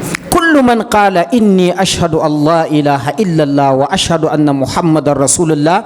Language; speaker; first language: Arabic; non-native, fluent; Urdu